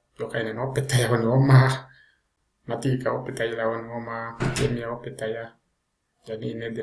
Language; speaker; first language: Finnish; non-native, learner; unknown